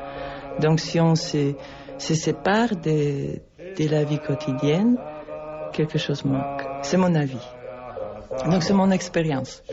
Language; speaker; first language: French; non-native, fluent; Polish